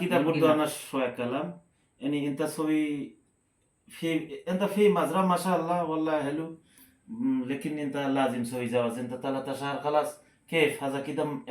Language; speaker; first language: Arabic; non-native, learner; Bangla